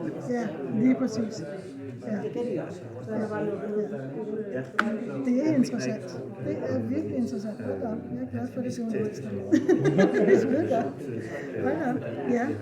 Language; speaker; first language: Danish; native; Danish